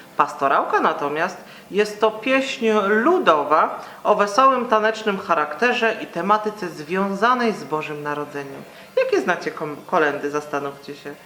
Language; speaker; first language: Polish; native; Polish